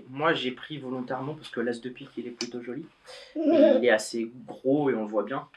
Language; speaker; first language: French; native; French